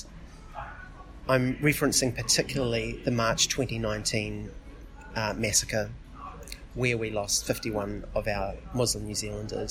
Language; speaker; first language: English; native; English